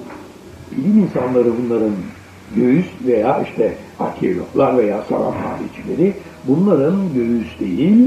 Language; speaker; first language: Turkish; native; Turkish